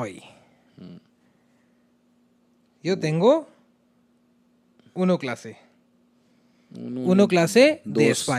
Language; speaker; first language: Spanish; non-native, learner; Hindi